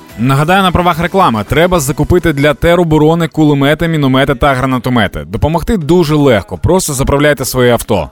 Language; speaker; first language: Ukrainian; non-native, local second language; Russian